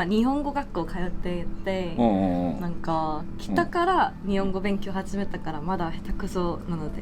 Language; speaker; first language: Japanese; non-native, learner; Korean